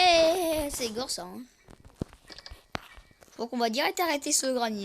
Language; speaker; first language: French; native; French